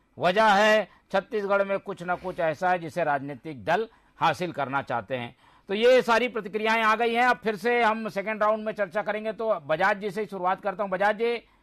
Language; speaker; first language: Hindi; native; Hindi